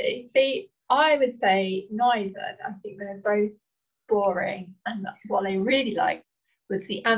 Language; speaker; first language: English; native; English